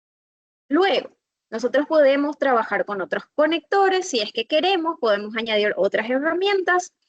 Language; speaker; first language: Spanish; native; Spanish